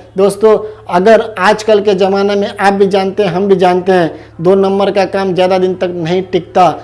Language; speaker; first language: Hindi; native; Hindi